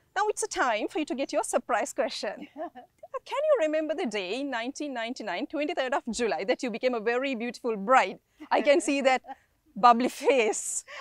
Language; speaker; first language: English; non-native, local second language; Sinhala